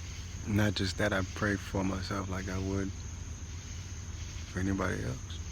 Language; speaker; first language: English; native; English